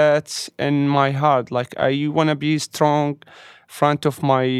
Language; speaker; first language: English; non-native, learner; Arabic